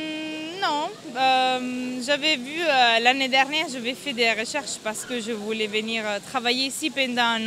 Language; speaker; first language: French; non-native, fluent; Italian